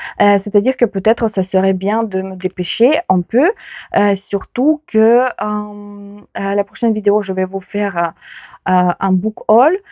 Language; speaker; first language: French; non-native, fluent; Ukrainian